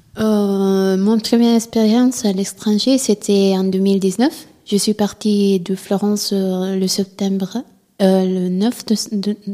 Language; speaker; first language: French; non-native, learner; Italian